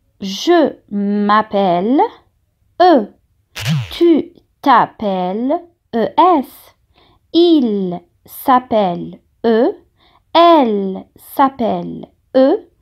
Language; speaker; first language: French; non-native, local second language; Arabic